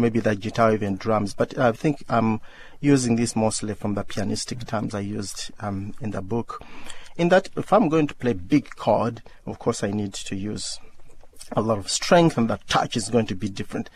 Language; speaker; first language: English; non-native, local second language; Ganda